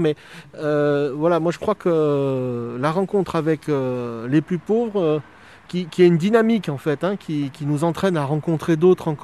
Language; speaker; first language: French; native; French